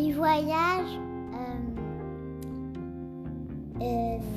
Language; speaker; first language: French; early bilingual, heritage; French